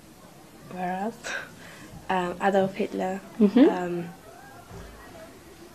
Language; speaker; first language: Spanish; non-native, learner; English